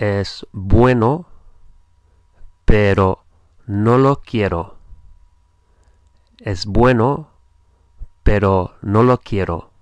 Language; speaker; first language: Spanish; non-native, fluent; English